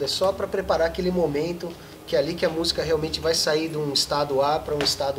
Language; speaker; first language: Portuguese; native; Portuguese